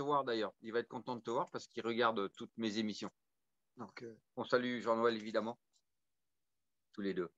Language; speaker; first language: French; native; French